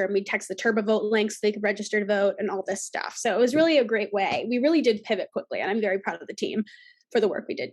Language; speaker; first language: English; native; English